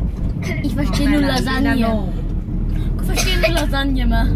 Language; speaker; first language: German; early bilingual, other home language; Vietnamese